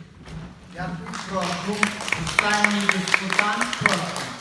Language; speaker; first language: Ukrainian; native; Ukrainian